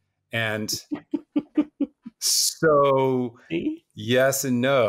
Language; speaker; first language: English; native; English